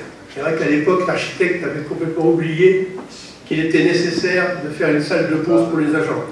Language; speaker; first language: French; native; French